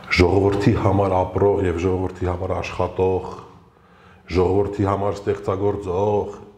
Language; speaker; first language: Armenian; early bilingual, heritage; Armenian